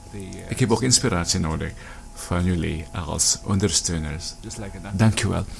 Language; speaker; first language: Dutch; non-native, learner; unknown